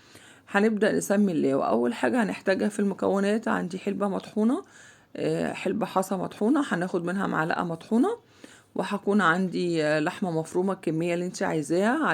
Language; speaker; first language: Arabic; native; Arabic